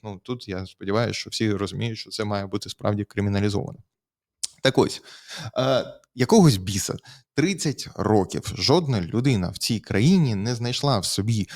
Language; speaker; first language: Ukrainian; native; Ukrainian